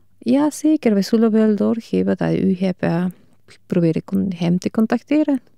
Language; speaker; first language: Dutch; non-native, fluent; Spanish